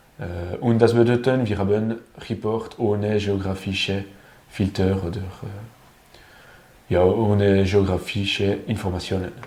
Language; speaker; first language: German; non-native, learner; French